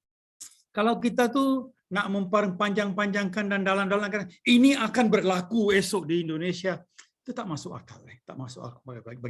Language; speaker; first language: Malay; non-native, local second language; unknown